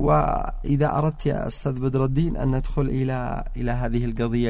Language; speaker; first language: Arabic; native; Arabic